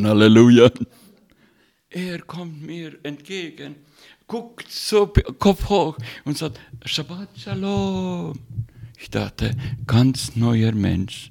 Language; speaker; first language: German; non-native, fluent; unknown